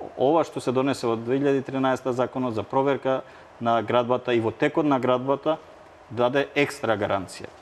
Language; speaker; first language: Macedonian; non-native, local second language; Albanian